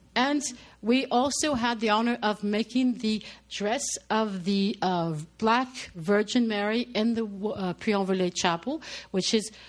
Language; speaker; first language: English; non-native, fluent; French